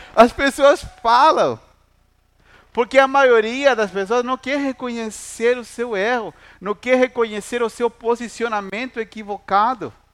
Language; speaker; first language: Portuguese; non-native, fluent; Spanish